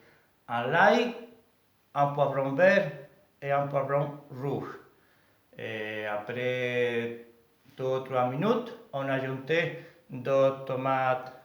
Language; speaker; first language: French; non-native, learner; Spanish